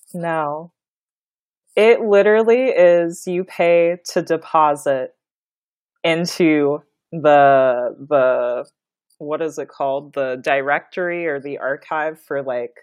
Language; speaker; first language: English; native; English